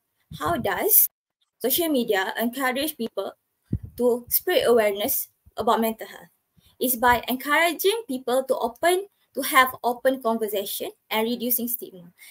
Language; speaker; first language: English; non-native, local second language; Malay